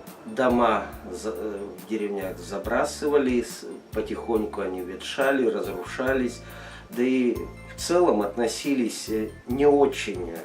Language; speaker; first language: Russian; native; Russian